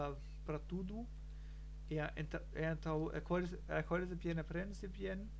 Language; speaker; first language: Spanish; non-native, learner; German